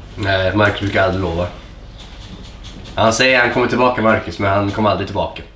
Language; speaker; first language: Swedish; native; Swedish